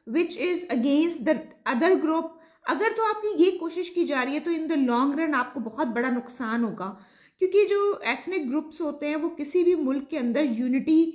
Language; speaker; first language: Urdu; native; Urdu